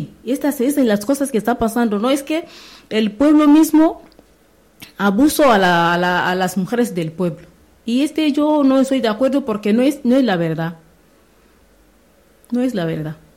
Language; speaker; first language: Spanish; non-native, learner; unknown